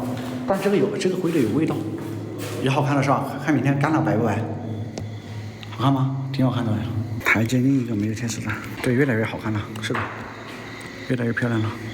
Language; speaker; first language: Chinese; native; Chinese